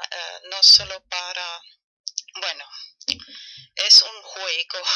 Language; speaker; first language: Spanish; non-native, fluent; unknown